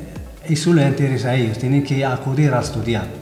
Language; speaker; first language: Spanish; non-native, fluent; Arabic